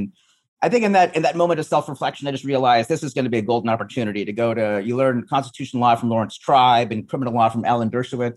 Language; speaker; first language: English; native; English